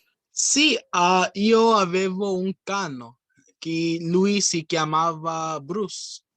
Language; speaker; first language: Italian; non-native, learner; English